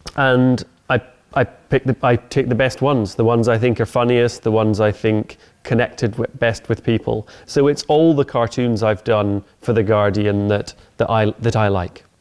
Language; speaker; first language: English; native; English